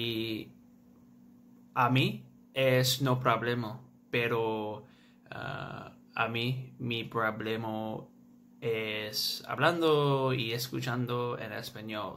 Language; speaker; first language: Spanish; non-native, learner; English